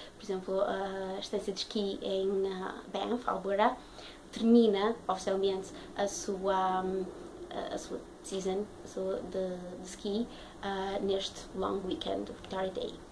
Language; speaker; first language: Portuguese; native; Portuguese